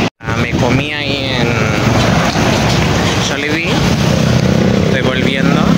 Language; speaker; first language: Spanish; non-native, fluent; Portuguese